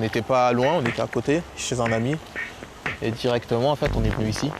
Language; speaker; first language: French; early bilingual, other home language; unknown